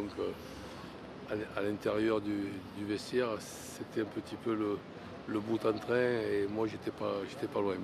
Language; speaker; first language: French; native; French